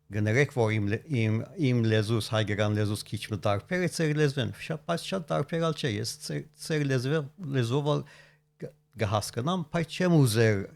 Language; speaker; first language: Armenian; early bilingual, heritage; Armenian